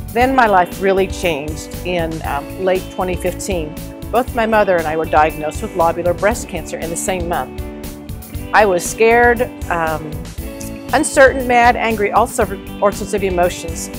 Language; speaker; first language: English; native; English